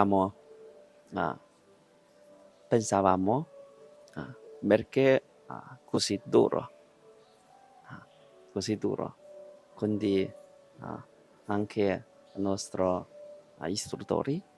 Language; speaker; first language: Italian; non-native, learner; Chinese